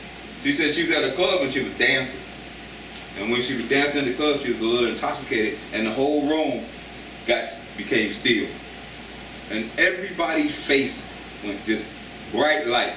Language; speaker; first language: English; native; English